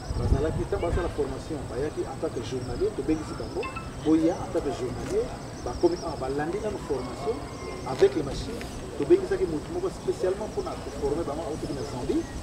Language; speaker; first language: French; non-native, local second language; Kongo